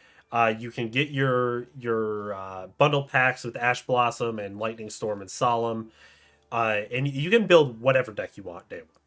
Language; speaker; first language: English; native; English